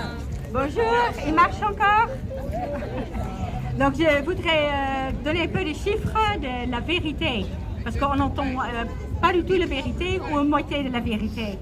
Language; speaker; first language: French; non-native, learner; Dutch